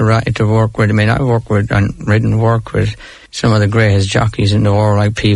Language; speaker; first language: English; native; English